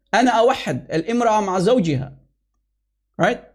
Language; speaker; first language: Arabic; native; Arabic